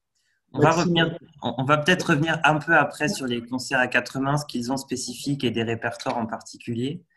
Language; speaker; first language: French; native; French